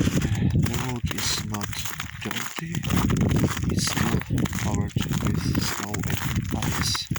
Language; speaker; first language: English; non-native, learner; Ukrainian